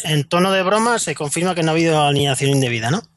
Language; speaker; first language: Spanish; native; Spanish